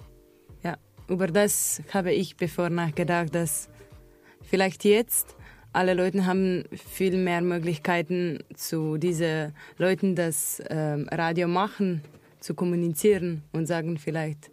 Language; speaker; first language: German; non-native, learner; Slovenian